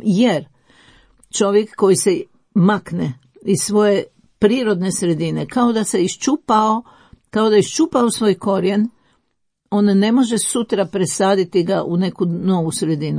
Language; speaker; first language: Croatian; native; Croatian